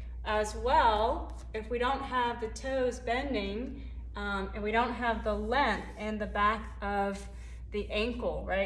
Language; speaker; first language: English; native; English